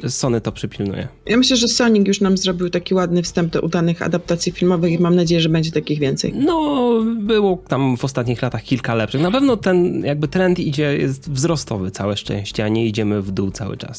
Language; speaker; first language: Polish; native; Polish